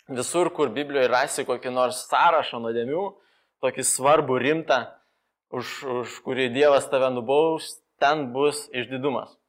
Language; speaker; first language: Lithuanian; non-native, fluent; Romanian